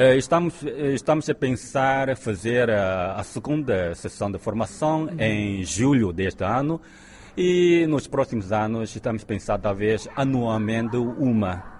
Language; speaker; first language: Portuguese; non-native, fluent; Chinese